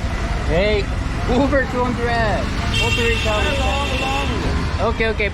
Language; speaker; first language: English; non-native, learner; Korean